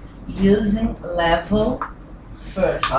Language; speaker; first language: English; non-native, learner; Portuguese